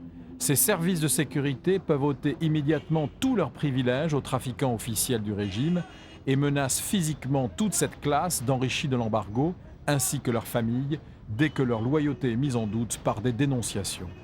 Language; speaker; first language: French; native; French